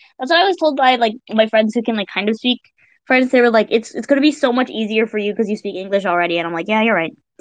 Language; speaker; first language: English; native; English